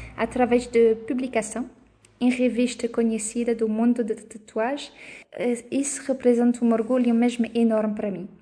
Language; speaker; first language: Portuguese; non-native, fluent; French